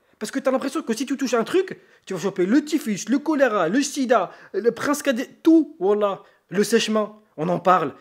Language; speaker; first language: French; native; French